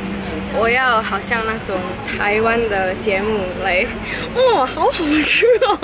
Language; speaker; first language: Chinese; non-native, local second language; English